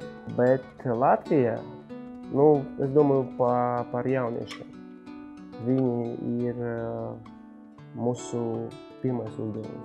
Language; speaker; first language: Latvian; non-native, local second language; Russian